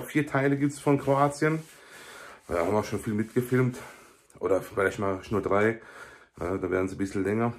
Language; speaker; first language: German; native; German